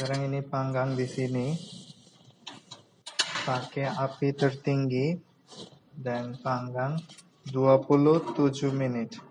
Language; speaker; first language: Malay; non-native, local second language; Bangla